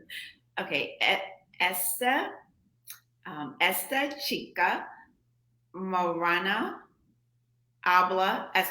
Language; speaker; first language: Spanish; non-native, learner; English